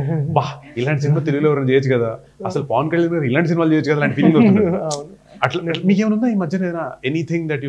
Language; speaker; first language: Telugu; native; Telugu